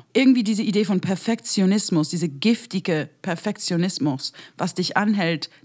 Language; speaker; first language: German; non-native, fluent; English